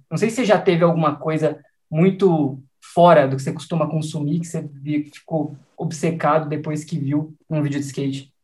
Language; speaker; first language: Portuguese; native; Portuguese